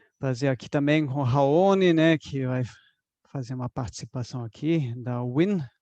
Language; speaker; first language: Portuguese; non-native, fluent; German